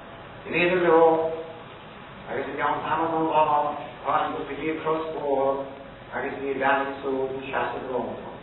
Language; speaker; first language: Irish; native; Irish